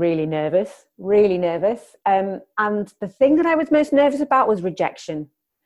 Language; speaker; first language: English; native; English